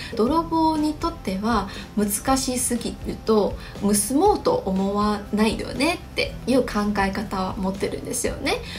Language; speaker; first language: Japanese; non-native, fluent; Chinese